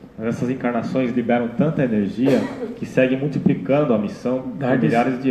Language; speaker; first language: Portuguese; native; Portuguese